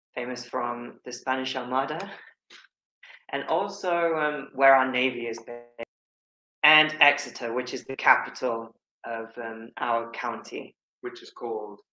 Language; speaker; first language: English; native; English